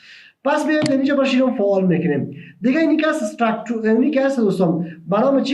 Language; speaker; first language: Persian; native; Persian